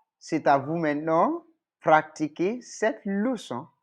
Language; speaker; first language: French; non-native, local second language; English